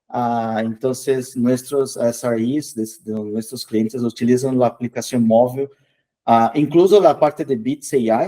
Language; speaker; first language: Spanish; non-native, fluent; Portuguese